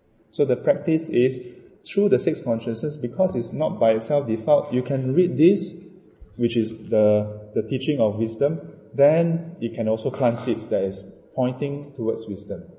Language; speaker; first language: English; non-native, local second language; Chinese